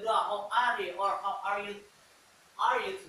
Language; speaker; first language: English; non-native, learner; Indonesian